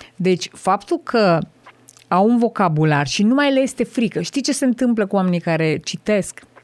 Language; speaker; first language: Romanian; native; Romanian